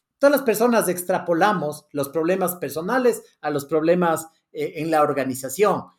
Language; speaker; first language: Spanish; native; Spanish